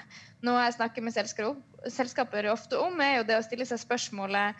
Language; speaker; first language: Norwegian; native; Norwegian